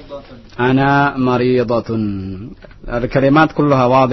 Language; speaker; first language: Arabic; non-native, learner; Indonesian